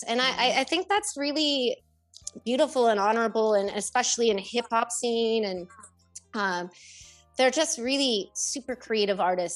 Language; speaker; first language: English; native; English